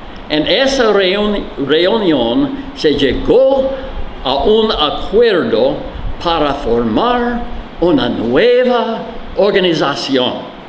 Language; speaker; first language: Spanish; non-native, learner; English